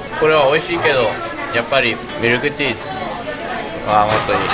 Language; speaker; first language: Japanese; non-native, learner; English